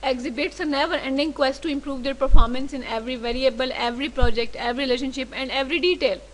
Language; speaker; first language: English; non-native, local second language; Urdu